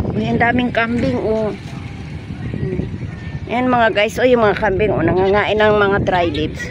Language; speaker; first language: Filipino; native; Filipino